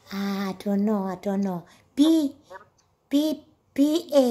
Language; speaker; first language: English; non-native, learner; Amharic